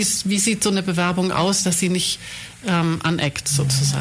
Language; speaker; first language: German; native; German